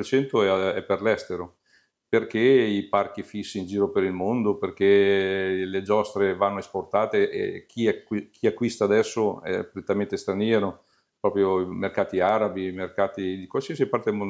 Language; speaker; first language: Italian; native; Italian